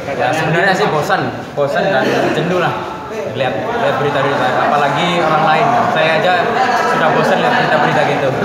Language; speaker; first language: Indonesian; non-native, local second language; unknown